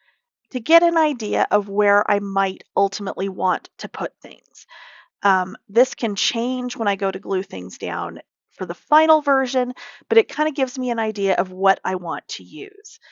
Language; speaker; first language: English; native; English